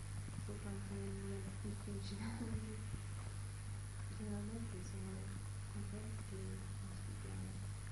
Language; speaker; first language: Italian; early bilingual, heritage; Italian